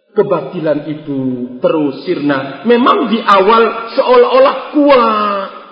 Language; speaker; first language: Malay; non-native, local second language; Sasak